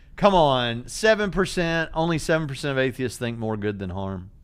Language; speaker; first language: English; native; English